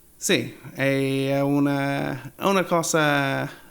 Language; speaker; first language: Spanish; non-native, learner; English